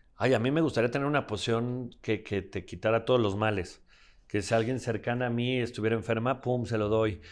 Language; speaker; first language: Spanish; native; Spanish